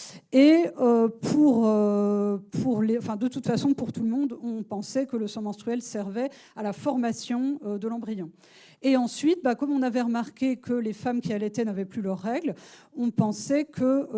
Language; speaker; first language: French; native; French